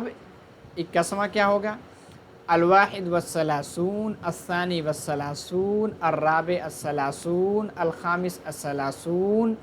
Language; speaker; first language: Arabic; non-native, fluent; Urdu